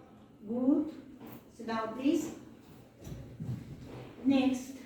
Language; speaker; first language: English; non-native, learner; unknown